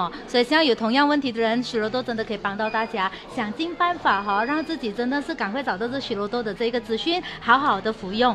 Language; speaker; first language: Chinese; native; Chinese